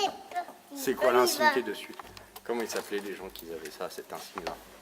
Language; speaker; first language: French; native; French